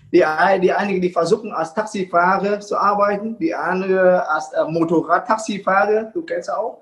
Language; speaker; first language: German; non-native, fluent; Vietnamese